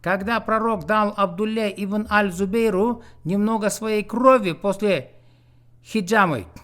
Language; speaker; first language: Russian; non-native, local second language; Kyrgyz